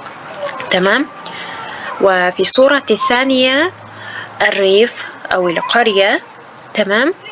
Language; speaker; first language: Arabic; non-native, fluent; Uzbek